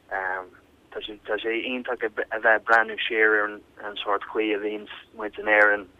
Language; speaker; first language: Irish; non-native, local second language; English